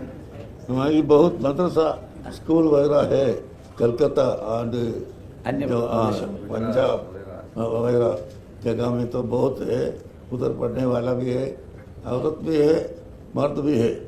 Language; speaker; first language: Hindi; non-native, local second language; Malayalam